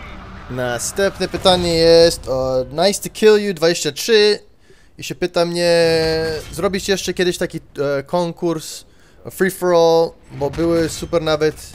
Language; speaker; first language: Polish; early bilingual, heritage; Polish